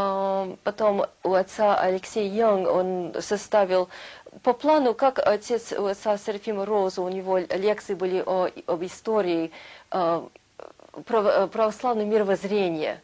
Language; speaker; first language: Russian; early bilingual, heritage; Russian